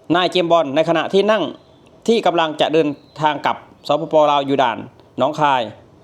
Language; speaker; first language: Thai; native; Thai